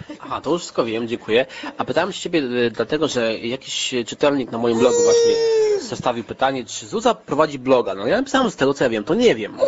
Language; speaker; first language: Polish; native; Polish